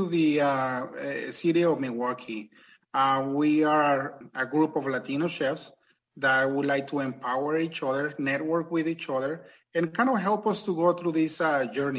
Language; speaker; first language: English; non-native, fluent; Spanish